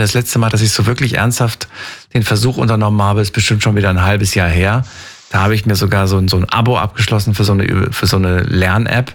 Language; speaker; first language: German; native; German